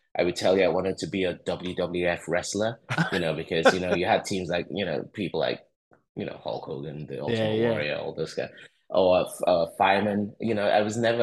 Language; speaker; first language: English; non-native, local second language; Igbo